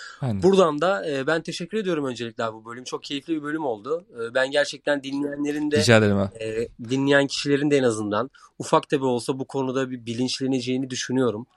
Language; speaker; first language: Turkish; native; Turkish